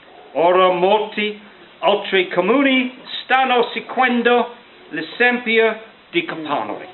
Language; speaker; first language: Italian; non-native, learner; English